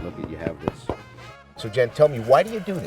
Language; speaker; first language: English; native; English